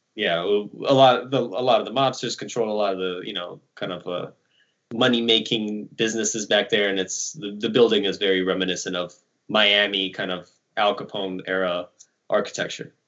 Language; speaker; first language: English; early bilingual, other home language; Ukrainian